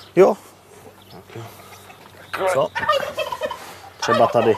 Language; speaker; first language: Czech; native; Czech